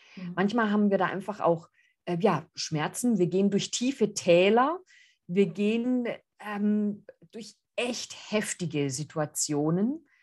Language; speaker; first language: German; early bilingual, other home language; Greek